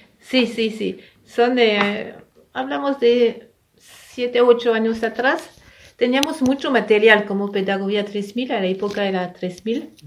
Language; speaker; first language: Spanish; non-native, fluent; French